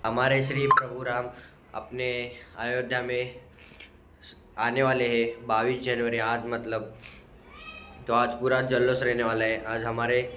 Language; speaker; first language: Hindi; non-native, local second language; Marathi